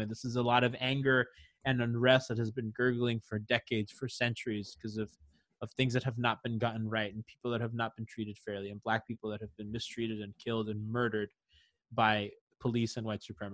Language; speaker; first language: English; native; English